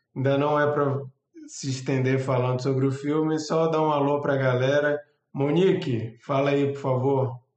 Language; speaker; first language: Portuguese; native; Portuguese